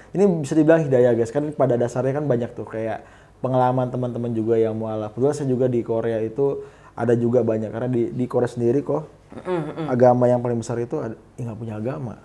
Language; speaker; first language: Indonesian; non-native, fluent; Korean